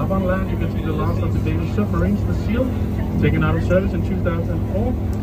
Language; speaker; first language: English; non-native, fluent; Danish